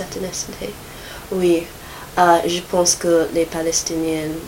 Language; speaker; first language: French; non-native, learner; English